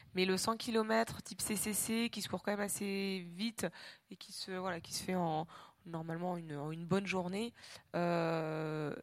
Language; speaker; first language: French; native; French